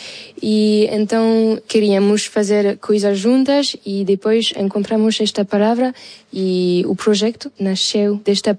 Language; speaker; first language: Portuguese; non-native, learner; French